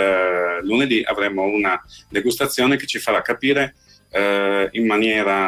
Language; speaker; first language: Italian; native; Italian